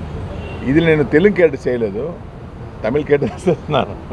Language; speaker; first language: Telugu; non-native, learner; Tamil